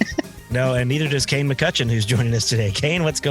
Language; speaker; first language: English; native; English